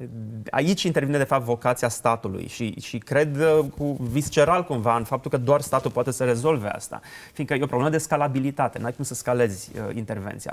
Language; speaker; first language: Romanian; native; Romanian